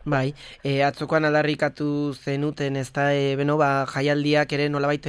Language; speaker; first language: Basque; native; Basque